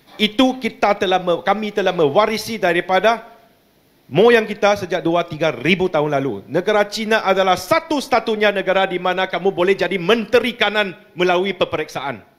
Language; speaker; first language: Malay; non-native, local second language; Chinese